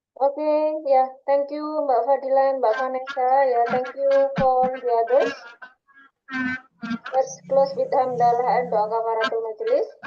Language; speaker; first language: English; non-native, fluent; Indonesian